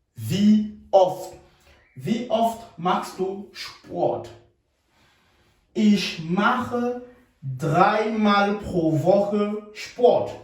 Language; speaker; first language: German; non-native, fluent; French